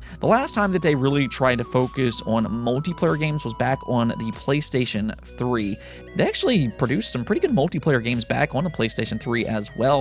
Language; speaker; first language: English; native; English